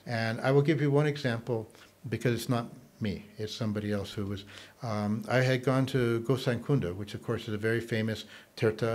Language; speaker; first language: English; native; English